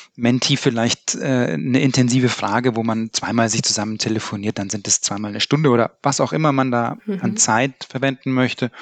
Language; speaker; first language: German; native; German